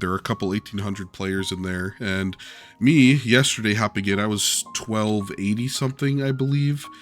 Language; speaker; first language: English; native; English